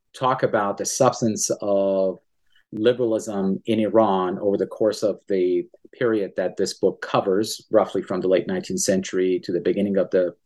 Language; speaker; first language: English; early bilingual, other home language; Persian